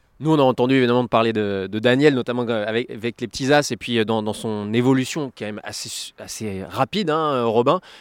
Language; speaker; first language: French; native; French